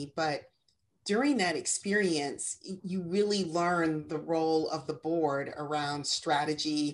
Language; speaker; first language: English; native; English